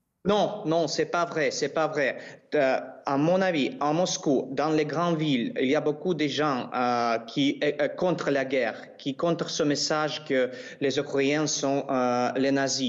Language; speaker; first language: French; non-native, learner; Russian